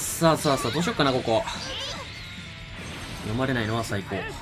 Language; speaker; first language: Japanese; native; Japanese